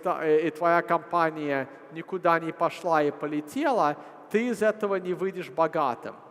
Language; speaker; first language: Russian; early bilingual, heritage; Russian